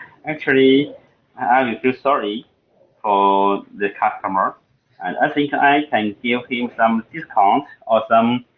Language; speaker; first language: English; non-native, learner; Chinese